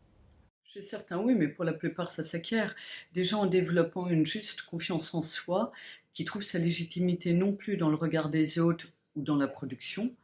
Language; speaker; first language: French; native; French